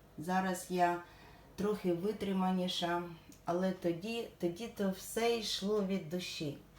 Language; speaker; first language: Ukrainian; non-native, local second language; Russian